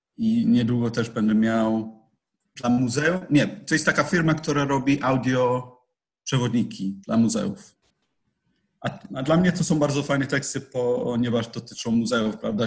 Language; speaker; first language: Polish; non-native, fluent; English